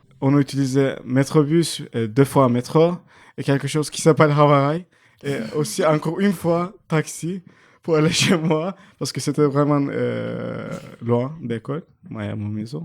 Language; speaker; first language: French; non-native, fluent; Turkish